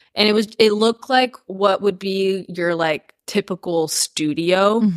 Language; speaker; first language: English; early bilingual, other home language; Spanish